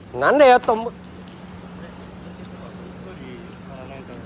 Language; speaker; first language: Japanese; non-native, learner; Vietnamese